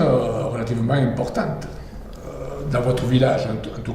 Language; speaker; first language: French; non-native, fluent; Spanish